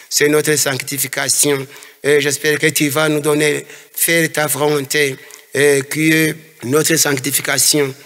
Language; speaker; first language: French; non-native, local second language; Kinyarwanda